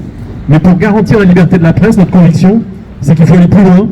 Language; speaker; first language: French; native; French